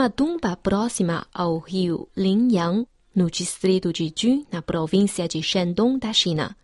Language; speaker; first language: Portuguese; non-native, fluent; Chinese